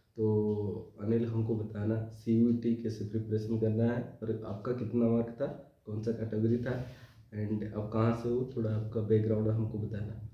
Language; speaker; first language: Hindi; non-native, local second language; Odia